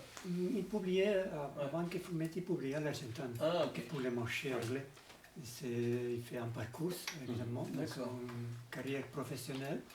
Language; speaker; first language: French; non-native, learner; Spanish